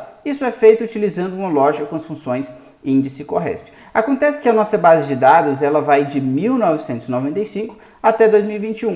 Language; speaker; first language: Portuguese; native; Portuguese